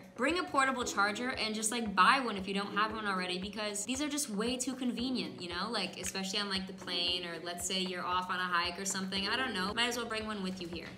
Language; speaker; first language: English; native; English